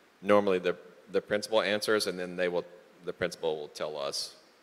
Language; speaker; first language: English; native; English